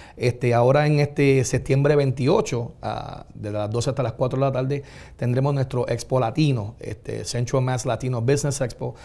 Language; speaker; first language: Spanish; native; Spanish